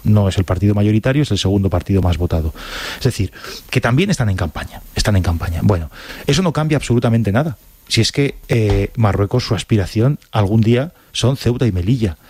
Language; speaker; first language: Spanish; native; Spanish